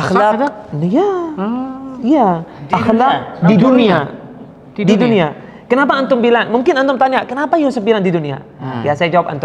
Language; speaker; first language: Indonesian; non-native, learner; Arabic